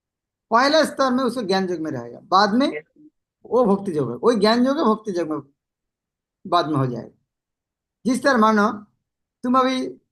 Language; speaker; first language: Hindi; non-native, local second language; Bangla